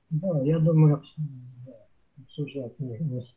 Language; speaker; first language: Russian; native; Russian